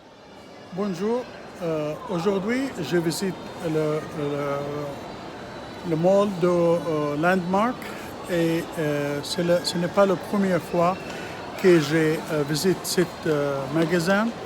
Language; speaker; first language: French; non-native, learner; Arabic